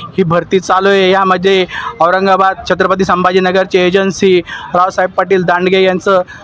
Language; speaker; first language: Marathi; non-native, local second language; Urdu